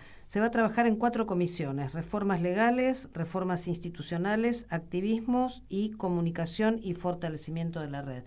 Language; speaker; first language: Spanish; native; Spanish